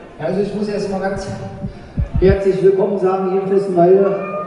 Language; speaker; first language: German; native; German